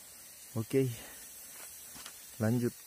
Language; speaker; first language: Indonesian; native; Indonesian